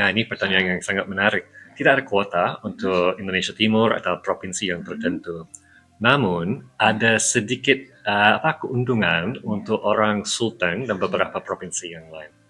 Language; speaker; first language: Indonesian; non-native, fluent; English